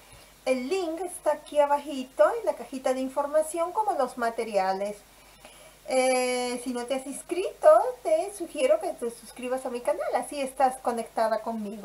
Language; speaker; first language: Spanish; native; Spanish